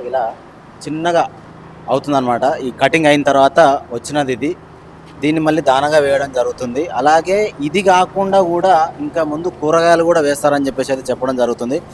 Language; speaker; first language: Telugu; native; Telugu